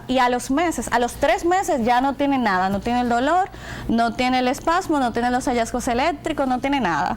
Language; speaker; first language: Spanish; native; Spanish